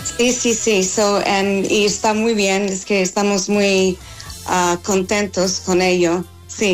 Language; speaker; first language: Spanish; non-native, learner; English